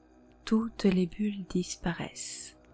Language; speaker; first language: French; native; French